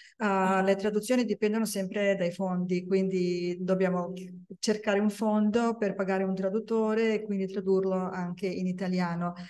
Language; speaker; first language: Italian; non-native, fluent; Bosnian